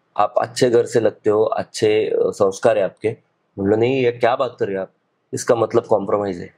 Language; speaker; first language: Hindi; non-native, local second language; Marathi